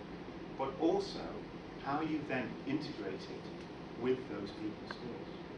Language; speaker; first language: English; native; English